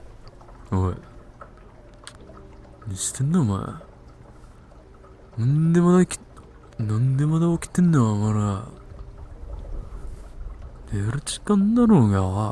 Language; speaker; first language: Japanese; non-native, fluent; English